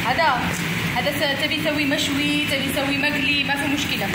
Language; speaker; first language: Arabic; non-native, learner; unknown